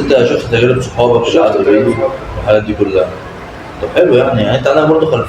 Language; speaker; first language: Arabic; native; Arabic